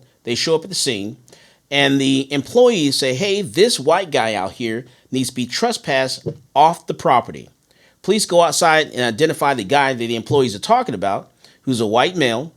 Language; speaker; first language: English; native; English